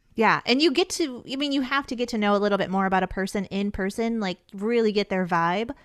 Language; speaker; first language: English; native; English